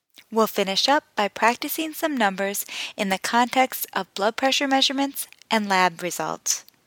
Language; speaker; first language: English; native; English